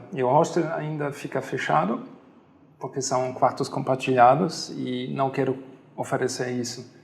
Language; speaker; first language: Portuguese; non-native, fluent; German